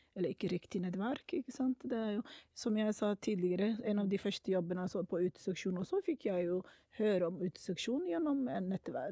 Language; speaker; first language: Norwegian; non-native, fluent; Somali